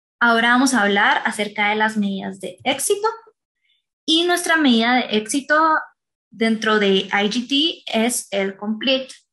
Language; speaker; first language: Spanish; native; Spanish